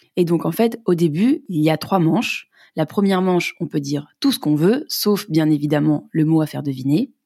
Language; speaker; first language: French; native; French